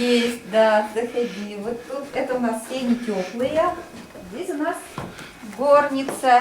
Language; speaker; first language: Russian; native; Russian